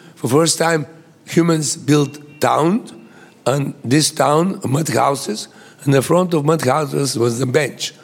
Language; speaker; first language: English; non-native, fluent; Bulgarian